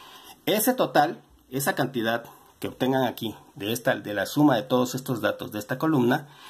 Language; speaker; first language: Spanish; native; Spanish